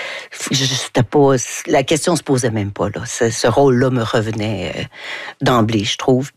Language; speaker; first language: French; native; French